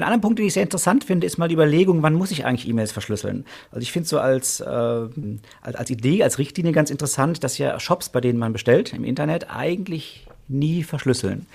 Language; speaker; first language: German; native; German